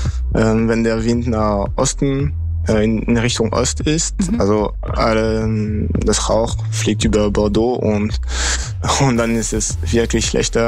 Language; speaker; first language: German; non-native, fluent; French